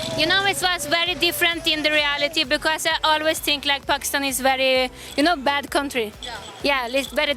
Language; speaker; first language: English; non-native, learner; Norwegian